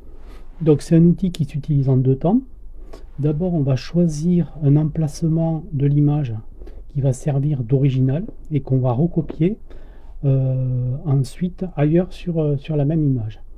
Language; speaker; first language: French; native; French